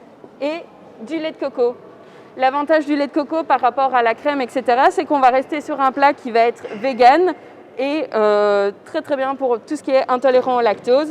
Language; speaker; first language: French; native; French